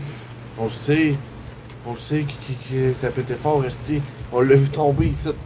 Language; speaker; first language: French; native; French